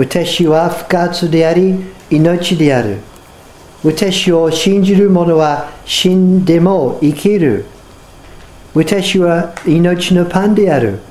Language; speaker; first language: Japanese; non-native, fluent; English